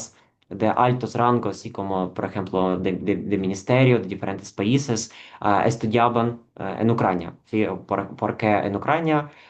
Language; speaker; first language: Spanish; non-native, fluent; Ukrainian